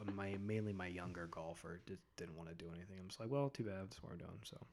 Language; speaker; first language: English; native; English